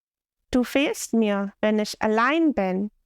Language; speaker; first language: German; non-native, fluent; English